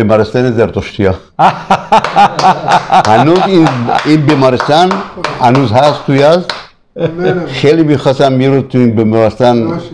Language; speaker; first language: Persian; early bilingual, other home language; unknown